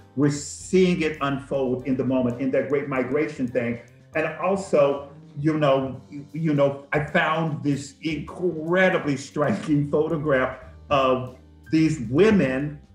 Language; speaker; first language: English; native; English